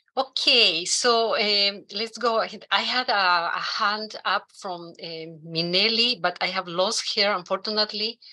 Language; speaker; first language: English; non-native, fluent; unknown